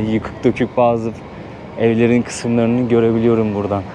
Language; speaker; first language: Turkish; native; Turkish